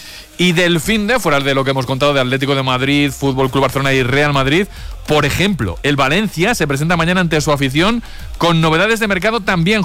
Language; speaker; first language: Spanish; native; Spanish